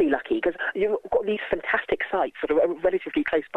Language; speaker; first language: English; native; English